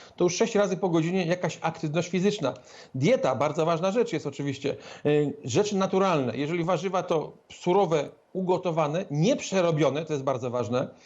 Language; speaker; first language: Polish; native; Polish